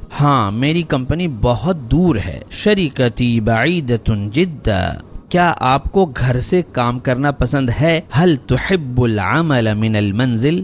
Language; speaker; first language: Urdu; native; Urdu